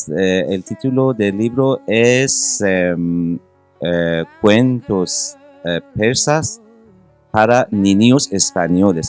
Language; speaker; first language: Spanish; non-native, learner; Persian